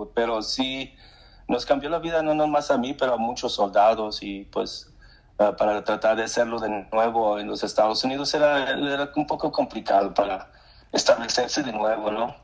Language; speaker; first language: Spanish; early bilingual, heritage; Spanish